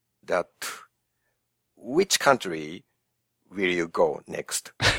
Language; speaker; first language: English; non-native, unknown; Japanese